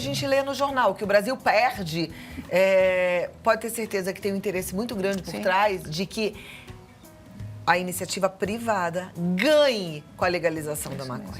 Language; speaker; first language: Portuguese; native; Portuguese